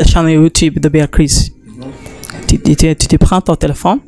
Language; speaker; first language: French; non-native, learner; Rundi